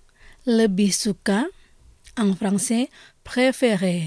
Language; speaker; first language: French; non-native, fluent; Indonesian